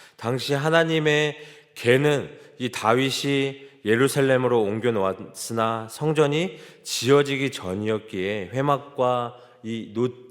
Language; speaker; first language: Korean; native; Korean